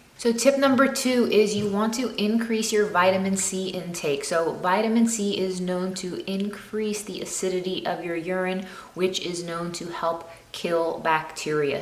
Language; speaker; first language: English; native; English